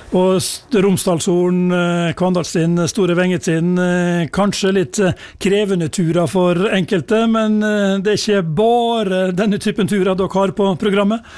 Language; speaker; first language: Norwegian; native; Norwegian